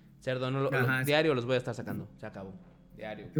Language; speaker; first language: Spanish; native; Spanish